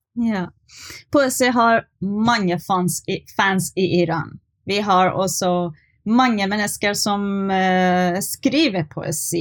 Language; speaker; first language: Norwegian; non-native, learner; Persian